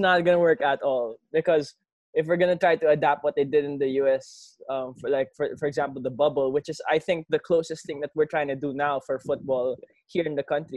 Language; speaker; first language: English; non-native, local second language; Filipino